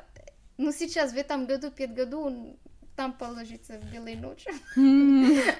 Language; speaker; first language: Russian; non-native, learner; Arabic